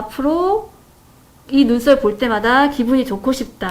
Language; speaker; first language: Korean; native; Korean